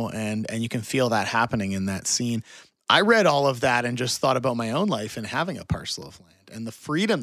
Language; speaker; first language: English; native; English